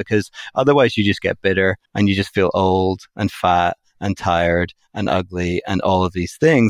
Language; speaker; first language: English; native; English